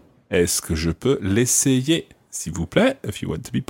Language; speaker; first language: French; non-native, fluent; English